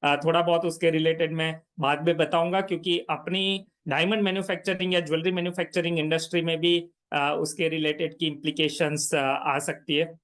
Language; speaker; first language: Hindi; non-native, local second language; Gujarati